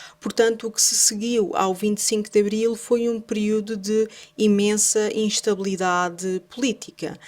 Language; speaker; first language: Portuguese; native; Portuguese